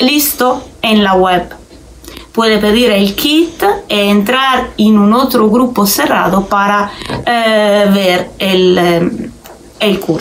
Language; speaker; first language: Spanish; non-native, learner; Italian